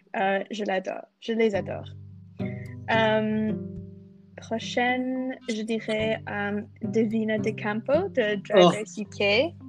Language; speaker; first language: French; non-native, fluent; English